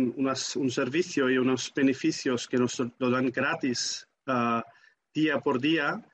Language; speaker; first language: Spanish; non-native, fluent; German